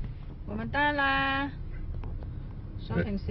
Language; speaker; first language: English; non-native, learner; Chinese